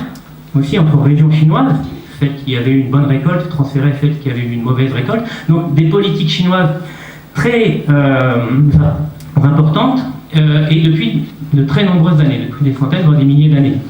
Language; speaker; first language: French; native; French